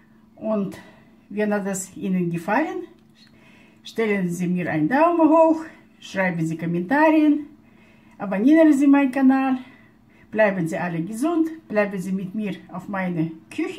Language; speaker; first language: German; non-native, fluent; Russian